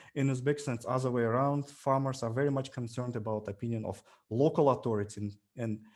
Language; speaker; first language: English; non-native, fluent; Russian